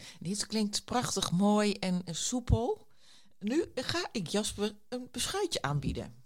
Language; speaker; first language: Dutch; native; Dutch